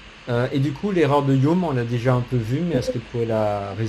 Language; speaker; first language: French; native; French